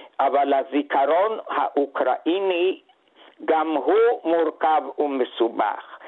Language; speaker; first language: Hebrew; non-native, fluent; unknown